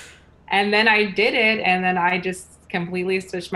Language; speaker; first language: English; native; English